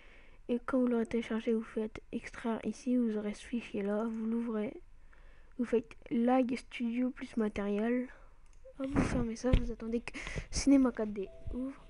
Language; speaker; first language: French; native; French